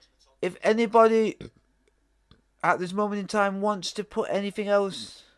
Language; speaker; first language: English; native; English